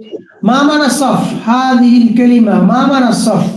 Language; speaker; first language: Arabic; non-native, fluent; Bangla